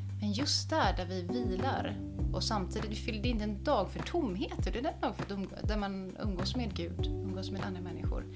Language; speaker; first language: Swedish; native; Swedish